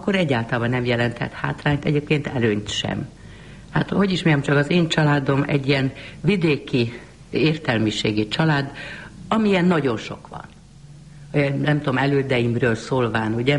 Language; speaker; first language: Hungarian; native; Hungarian